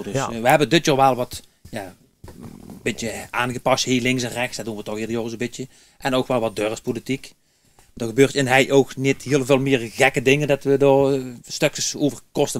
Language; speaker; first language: Dutch; native; Dutch